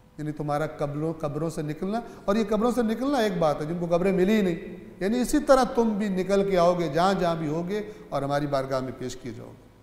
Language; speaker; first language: Urdu; non-native, local second language; Punjabi